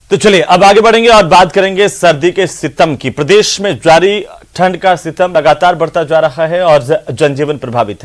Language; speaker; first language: Hindi; native; Hindi